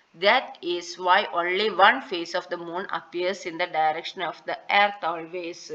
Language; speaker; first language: English; non-native, local second language; Malayalam